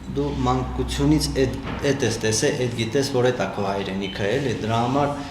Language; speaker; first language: Armenian; native; Armenian